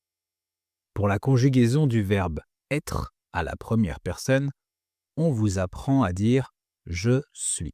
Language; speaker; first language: French; native; French